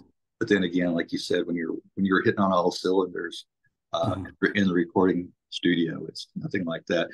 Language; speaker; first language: English; native; English